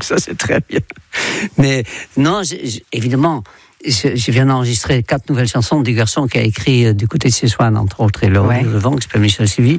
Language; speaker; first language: French; non-native, fluent; Dutch